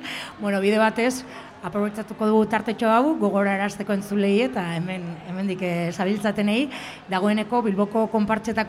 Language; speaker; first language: Basque; native; Basque